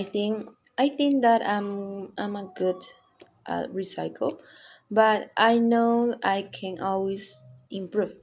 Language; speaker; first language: English; non-native, learner; Spanish